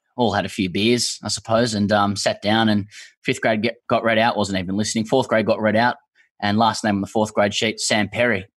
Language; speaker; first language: English; native; English